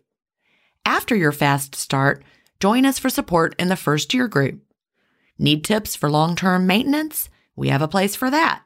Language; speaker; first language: English; native; English